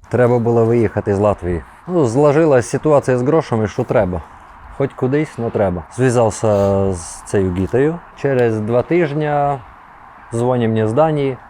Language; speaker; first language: Ukrainian; non-native, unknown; Latvian